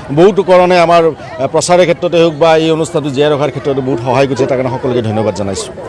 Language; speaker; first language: Assamese; native; Assamese